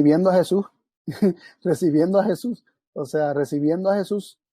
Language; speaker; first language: Spanish; native; Spanish